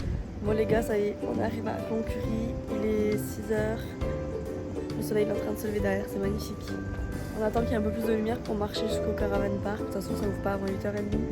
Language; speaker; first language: French; native; French